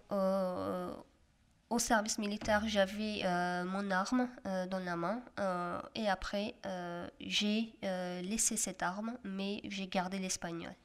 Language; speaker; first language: French; non-native, fluent; Kurdish